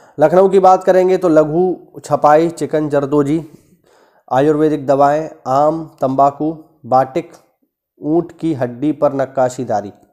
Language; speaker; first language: Hindi; native; Hindi